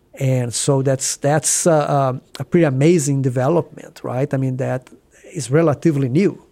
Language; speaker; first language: English; non-native, fluent; Portuguese